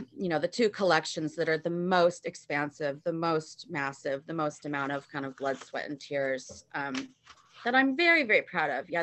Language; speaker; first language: English; native; English